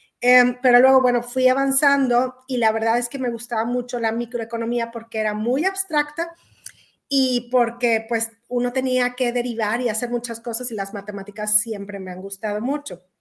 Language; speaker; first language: Spanish; native; Spanish